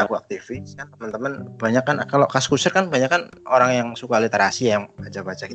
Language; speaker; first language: Indonesian; native; Indonesian